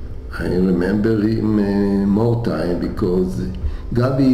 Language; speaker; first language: English; non-native, learner; Hebrew